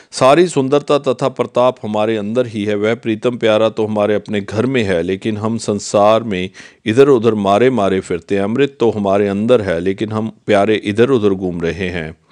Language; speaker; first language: Hindi; non-native, local second language; Punjabi